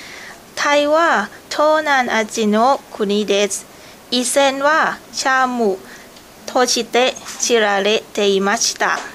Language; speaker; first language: Japanese; non-native, learner; Thai